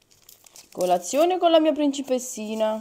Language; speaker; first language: Italian; native; Italian